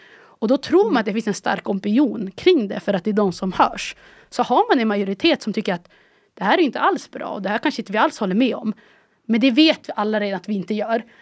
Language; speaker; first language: Swedish; early bilingual, other home language; Arabic